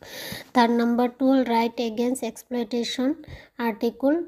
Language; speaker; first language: Bangla; non-native, local second language; Assamese